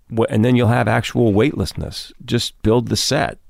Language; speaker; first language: English; native; English